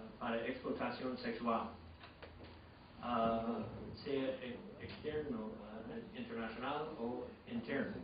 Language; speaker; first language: Spanish; non-native, fluent; English